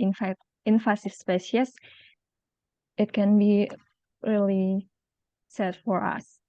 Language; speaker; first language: English; non-native, local second language; Indonesian